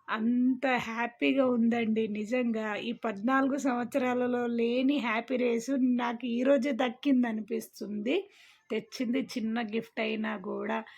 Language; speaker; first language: Telugu; non-native, local second language; Lambadi